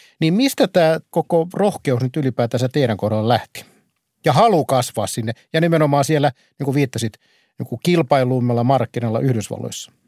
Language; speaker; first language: Finnish; native; Finnish